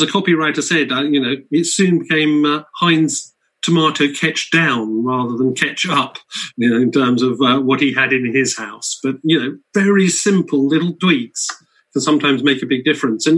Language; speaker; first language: English; native; English